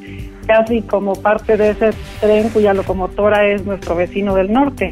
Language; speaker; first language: Spanish; native; Spanish